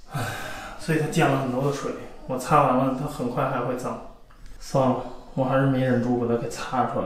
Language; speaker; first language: Chinese; native; Chinese